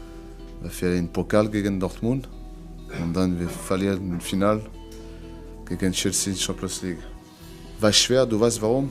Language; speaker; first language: German; non-native, learner; French